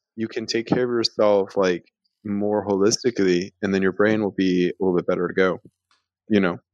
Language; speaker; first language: English; native; English